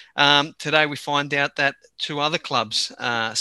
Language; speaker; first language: English; native; English